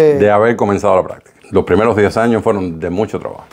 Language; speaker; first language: Spanish; native; Spanish